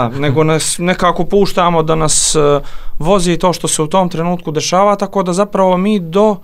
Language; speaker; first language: Serbian; native; Serbian